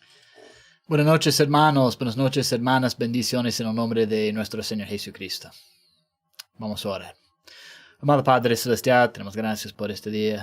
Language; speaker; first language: Spanish; non-native, fluent; English